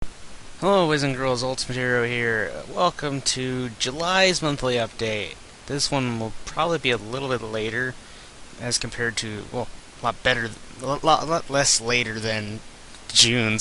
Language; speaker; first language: English; native; English